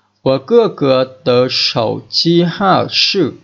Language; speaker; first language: Chinese; non-native, fluent; Vietnamese